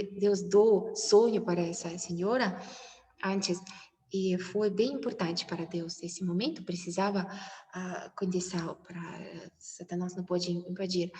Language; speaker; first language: Portuguese; non-native, learner; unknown